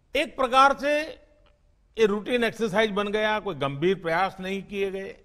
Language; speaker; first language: Hindi; non-native, local second language; Gujarati